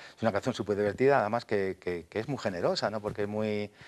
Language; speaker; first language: Spanish; native; Spanish